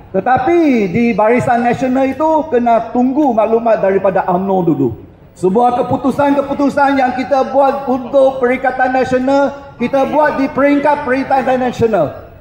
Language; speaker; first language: Malay; non-native, local second language; Chinese